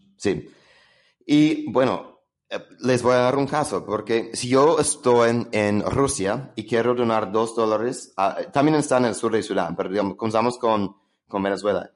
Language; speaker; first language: Spanish; non-native, fluent; English